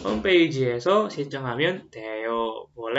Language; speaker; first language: Korean; non-native, fluent; Indonesian